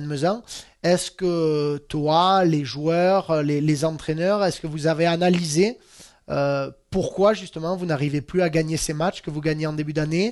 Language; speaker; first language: French; native; French